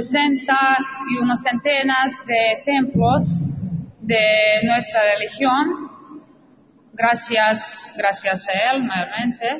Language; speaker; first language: Spanish; non-native, fluent; Serbian